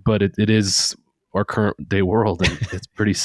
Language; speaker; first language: English; native; English